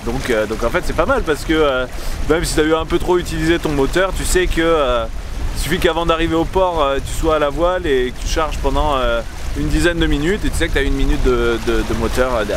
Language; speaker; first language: French; native; French